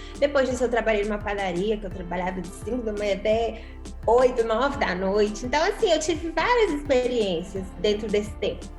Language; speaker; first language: Portuguese; native; Portuguese